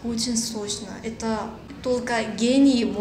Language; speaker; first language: Russian; non-native, learner; Korean